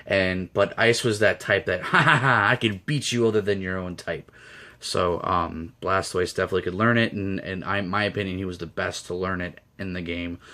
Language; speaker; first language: English; native; English